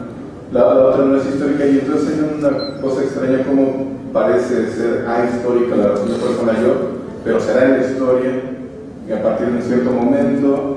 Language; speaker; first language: Spanish; native; Spanish